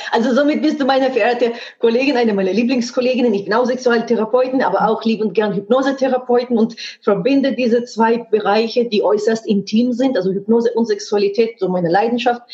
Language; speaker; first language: German; non-native, fluent; Russian